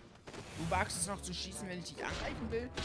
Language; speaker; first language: German; native; German